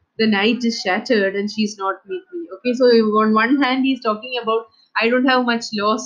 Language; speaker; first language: English; non-native, local second language; Malayalam